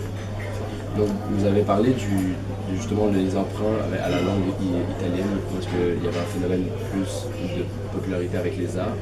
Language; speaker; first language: French; native; French